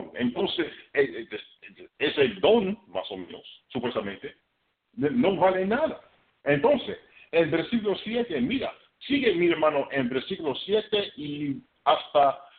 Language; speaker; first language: Spanish; non-native, fluent; English